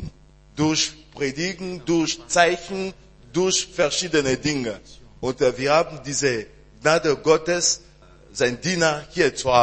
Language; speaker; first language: German; non-native, learner; French